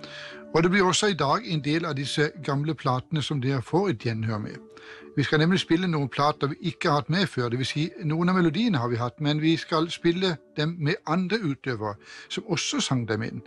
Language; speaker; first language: Norwegian; native; Norwegian